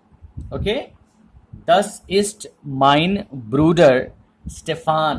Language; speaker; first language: German; non-native, learner; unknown